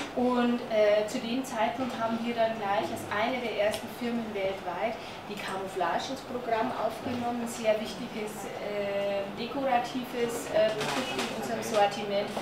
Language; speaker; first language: German; native; German